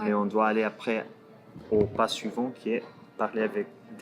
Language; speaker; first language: French; non-native, fluent; Portuguese